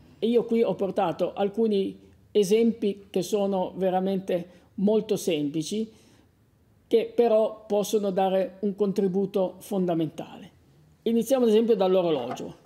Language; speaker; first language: Italian; native; Italian